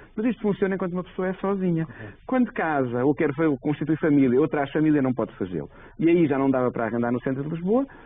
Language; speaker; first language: Portuguese; native; Portuguese